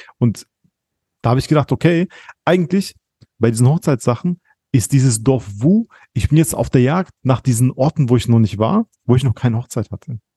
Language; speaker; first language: German; early bilingual, other home language; Arabic